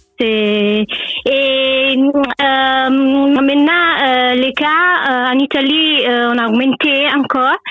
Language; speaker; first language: French; non-native, learner; Italian